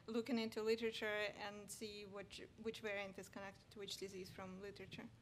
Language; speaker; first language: English; non-native, fluent; Spanish